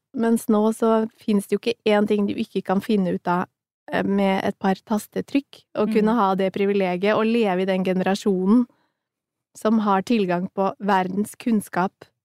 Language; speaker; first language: Norwegian; early bilingual, other home language; Somali